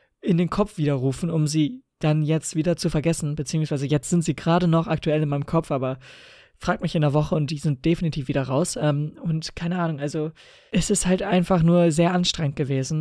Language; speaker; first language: German; native; German